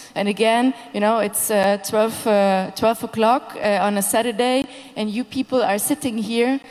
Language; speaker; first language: English; non-native, fluent; Hungarian